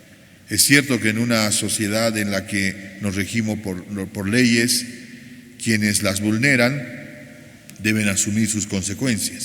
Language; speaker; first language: Spanish; native; Spanish